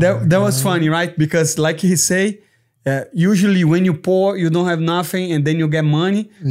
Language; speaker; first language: English; non-native, fluent; Portuguese